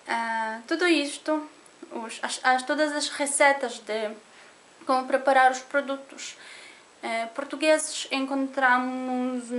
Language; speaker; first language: Portuguese; non-native, learner; Polish